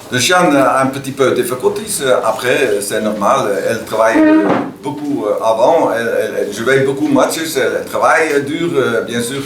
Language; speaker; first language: French; non-native, learner; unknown